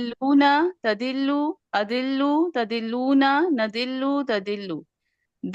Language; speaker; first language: Arabic; non-native, learner; Urdu